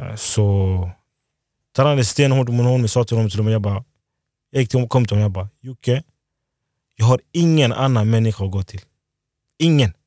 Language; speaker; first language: Swedish; early bilingual, other home language; Lingala